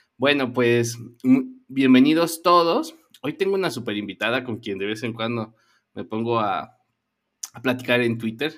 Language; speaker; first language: Spanish; native; Spanish